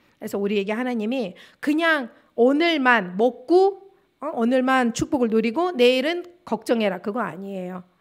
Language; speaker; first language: Korean; non-native, fluent; Russian